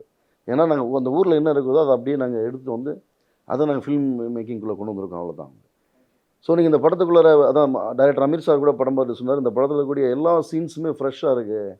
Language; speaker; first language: Tamil; native; Tamil